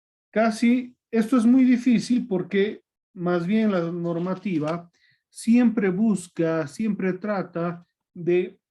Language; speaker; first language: Spanish; native; Spanish